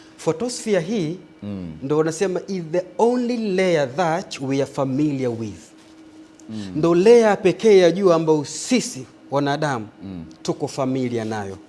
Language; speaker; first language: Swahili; native; Swahili